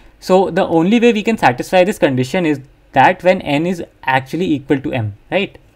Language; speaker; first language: English; non-native, local second language; Hindi